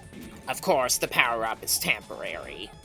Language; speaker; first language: English; native; English